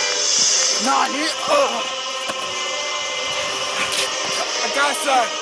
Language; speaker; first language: Japanese; non-native, learner; English